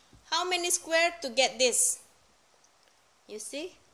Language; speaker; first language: English; non-native, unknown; Indonesian